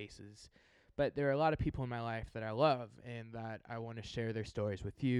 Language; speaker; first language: English; native; English